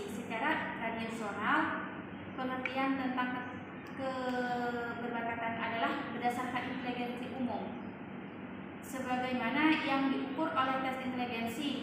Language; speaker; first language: Indonesian; non-native, local second language; Madurese